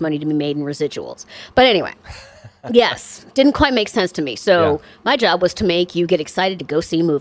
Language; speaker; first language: English; native; English